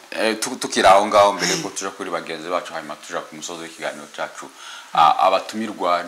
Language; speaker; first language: Kinyarwanda; native; Kinyarwanda